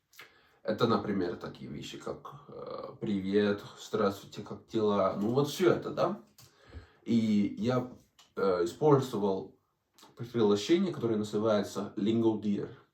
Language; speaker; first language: Russian; non-native, fluent; Danish